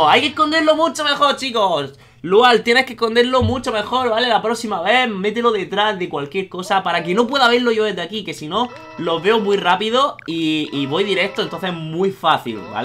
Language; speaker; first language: Spanish; native; Spanish